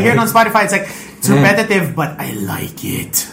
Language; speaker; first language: English; non-native, local second language; Filipino